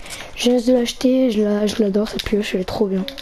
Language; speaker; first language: French; native; French